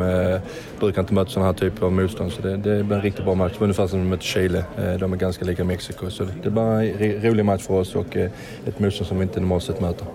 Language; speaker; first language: Swedish; native; Swedish